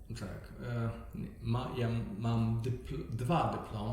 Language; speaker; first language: Polish; non-native, learner; English